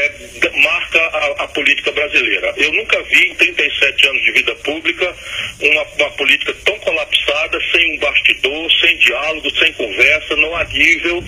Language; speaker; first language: Portuguese; native; Portuguese